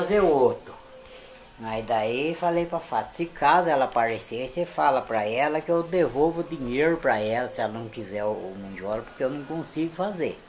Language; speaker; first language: Portuguese; native; Portuguese